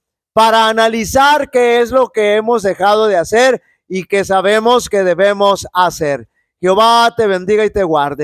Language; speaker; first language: Spanish; native; Spanish